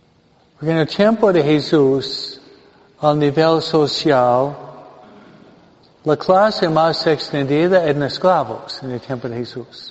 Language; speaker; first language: Spanish; non-native, fluent; English